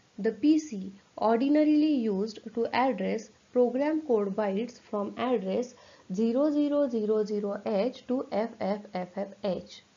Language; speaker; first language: English; non-native, local second language; Marathi